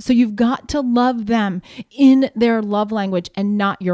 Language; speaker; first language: English; native; English